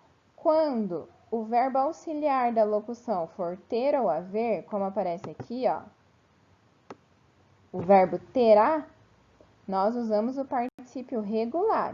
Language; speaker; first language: Portuguese; native; Portuguese